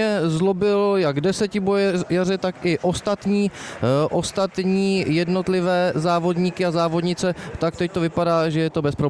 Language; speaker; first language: Czech; native; Czech